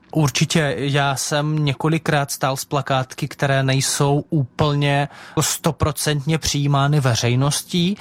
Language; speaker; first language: Czech; non-native, fluent; Russian